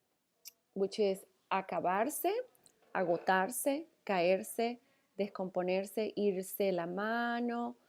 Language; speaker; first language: Spanish; native; Spanish